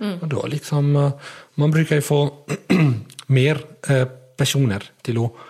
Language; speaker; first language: Swedish; early bilingual, other home language; Arabic